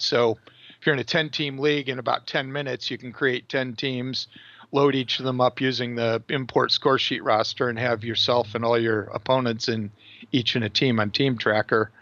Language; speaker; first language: English; native; English